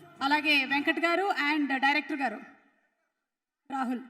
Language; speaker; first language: Telugu; native; Telugu